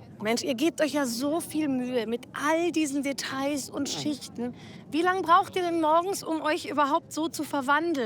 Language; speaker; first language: German; native; German